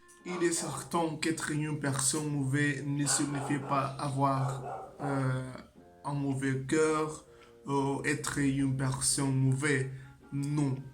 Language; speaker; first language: French; non-native, learner; Spanish